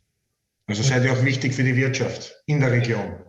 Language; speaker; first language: German; native; German